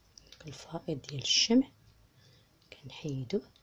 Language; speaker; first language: Arabic; native; Arabic